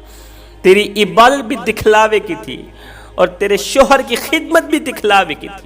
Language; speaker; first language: Urdu; native; Urdu